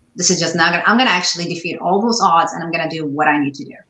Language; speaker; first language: English; non-native, fluent; Arabic